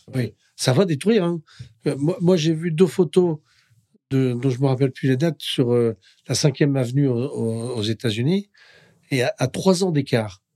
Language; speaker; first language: French; native; French